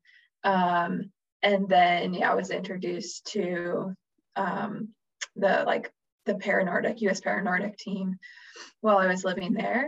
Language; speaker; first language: English; native; English